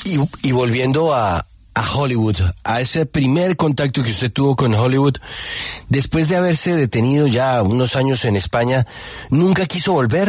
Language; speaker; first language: Spanish; native; Spanish